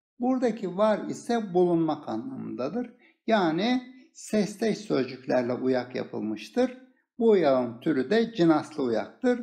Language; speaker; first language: Turkish; native; Turkish